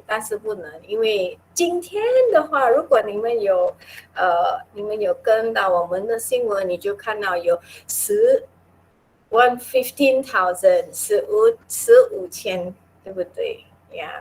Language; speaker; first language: Chinese; non-native, local second language; Min Nan Chinese